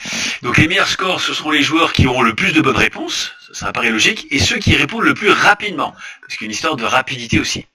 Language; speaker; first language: French; native; French